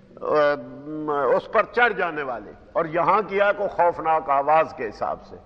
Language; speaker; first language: Urdu; non-native, local second language; Punjabi